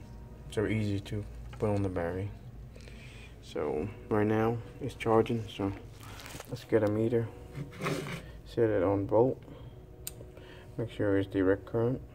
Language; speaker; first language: English; non-native, fluent; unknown